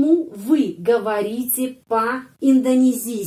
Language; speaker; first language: Russian; non-native, fluent; Indonesian